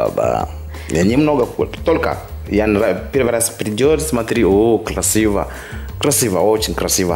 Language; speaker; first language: Russian; non-native, learner; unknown